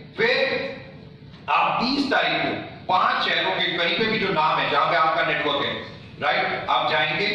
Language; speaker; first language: Hindi; native; Hindi